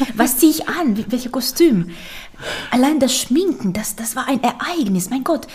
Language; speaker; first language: German; early bilingual, other home language; Romanian